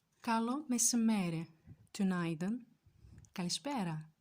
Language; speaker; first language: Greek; non-native, fluent; Turkish